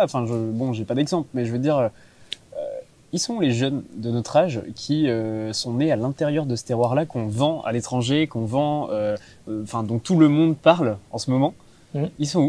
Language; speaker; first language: French; native; French